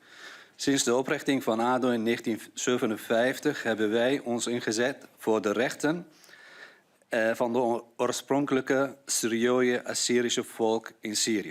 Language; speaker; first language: Dutch; non-native, fluent; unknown